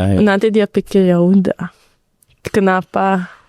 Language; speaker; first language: Indonesian; early bilingual, heritage; Indonesian